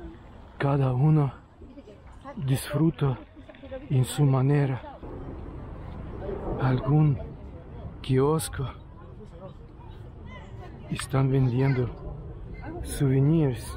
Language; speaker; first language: Spanish; non-native, learner; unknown